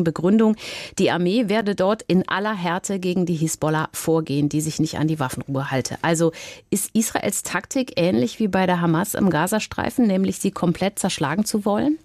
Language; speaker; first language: German; native; German